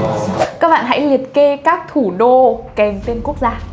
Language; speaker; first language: Vietnamese; native; Vietnamese